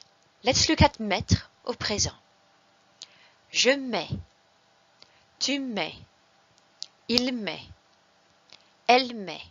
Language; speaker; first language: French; non-native, fluent; English